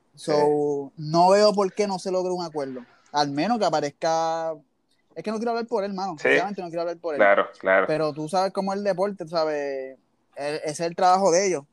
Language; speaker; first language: Spanish; native; Spanish